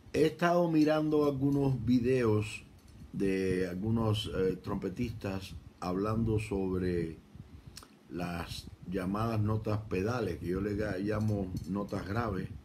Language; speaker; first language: Spanish; native; Spanish